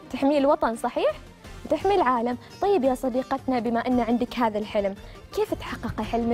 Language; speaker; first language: Arabic; native; Arabic